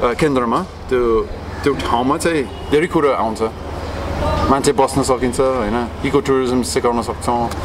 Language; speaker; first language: Nepali; non-native, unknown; English